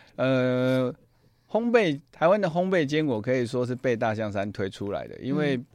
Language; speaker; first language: Chinese; native; Chinese